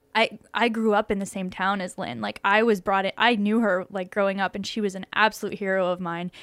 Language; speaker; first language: English; native; English